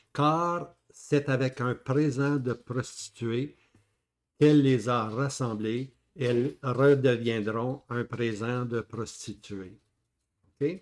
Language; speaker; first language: French; native; French